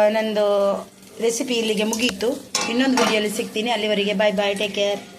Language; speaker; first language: Kannada; non-native, local second language; Tulu